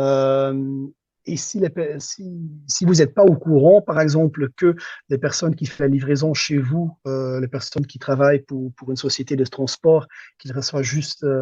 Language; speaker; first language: French; non-native, local second language; Dutch